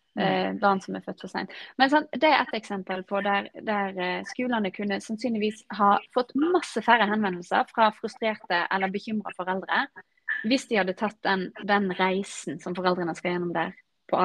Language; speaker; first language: Norwegian; native; Norwegian